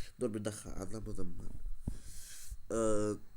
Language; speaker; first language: Turkish; non-native, learner; Russian